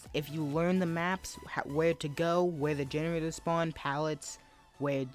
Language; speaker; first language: English; native; English